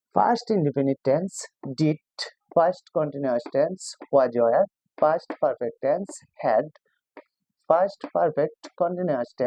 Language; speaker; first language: English; non-native, local second language; Bangla